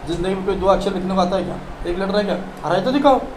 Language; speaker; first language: Hindi; non-native, local second language; Marathi